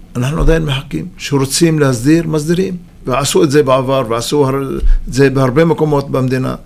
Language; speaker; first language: Hebrew; non-native, local second language; Arabic